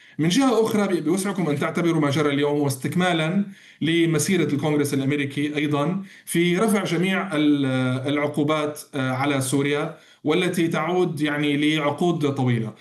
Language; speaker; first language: Arabic; native; Arabic